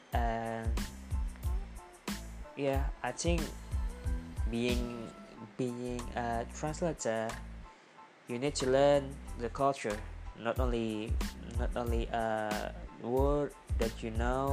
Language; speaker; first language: English; non-native, learner; Indonesian